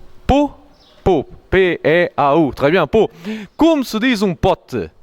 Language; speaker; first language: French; non-native, fluent; Portuguese